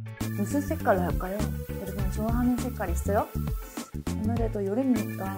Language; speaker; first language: Korean; non-native, fluent; Japanese